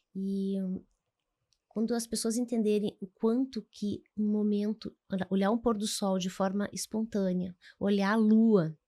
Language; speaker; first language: Portuguese; native; Portuguese